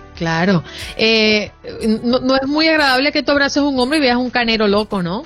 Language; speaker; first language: Spanish; native; Spanish